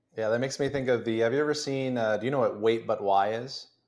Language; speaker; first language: English; native; English